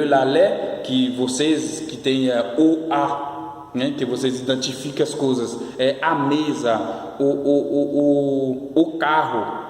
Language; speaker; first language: Portuguese; non-native, fluent; Haitian Creole